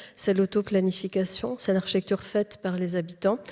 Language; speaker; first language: French; native; French